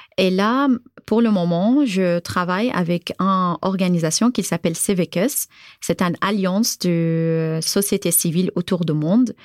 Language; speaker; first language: French; non-native, fluent; Arabic